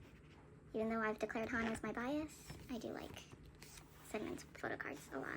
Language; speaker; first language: English; native; English